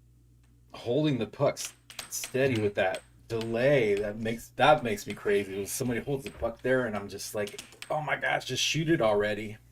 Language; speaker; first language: English; native; English